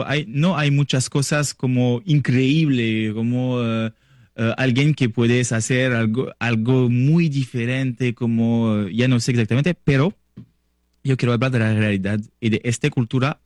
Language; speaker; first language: Spanish; non-native, learner; French